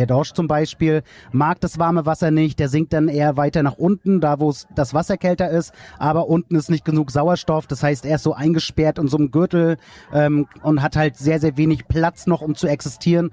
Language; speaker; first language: German; native; German